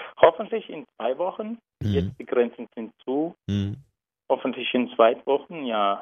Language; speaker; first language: German; non-native, learner; Turkish